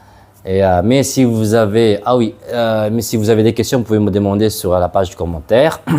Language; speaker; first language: French; non-native, fluent; Madurese